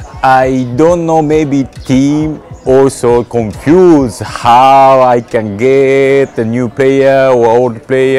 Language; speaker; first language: English; non-native, learner; Japanese